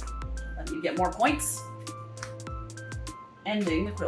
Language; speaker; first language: English; native; English